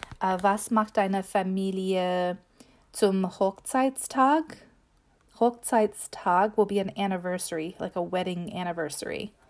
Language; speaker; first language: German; non-native, fluent; English